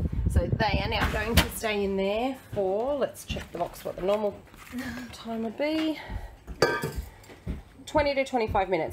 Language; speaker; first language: English; native; English